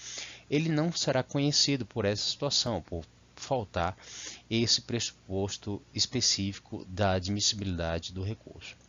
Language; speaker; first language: Portuguese; native; Portuguese